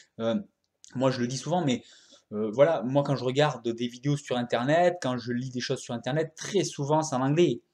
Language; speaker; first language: French; native; French